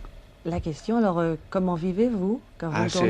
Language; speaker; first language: French; native; French